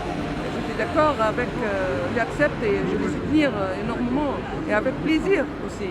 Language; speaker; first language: French; non-native, fluent; Arabic